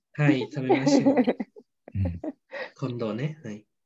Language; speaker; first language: Japanese; non-native, fluent; Khmer